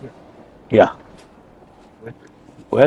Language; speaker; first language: English; non-native, learner; Bangla